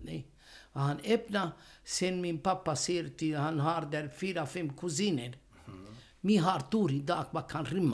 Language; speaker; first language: Swedish; non-native, learner; Romany